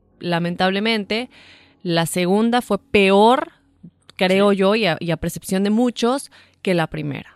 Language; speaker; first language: Spanish; native; Spanish